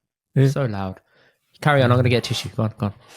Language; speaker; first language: English; early bilingual, other home language; Punjabi